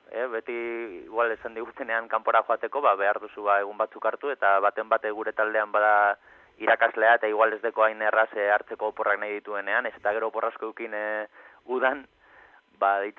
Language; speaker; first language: Basque; non-native, local second language; Spanish